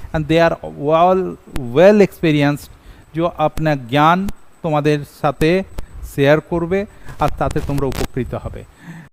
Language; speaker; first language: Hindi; non-native, local second language; Bangla